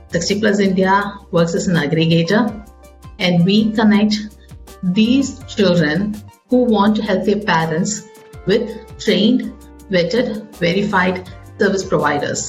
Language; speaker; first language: English; non-native, local second language; Tamil